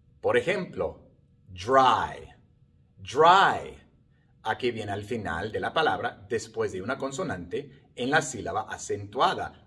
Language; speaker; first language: Spanish; non-native, fluent; English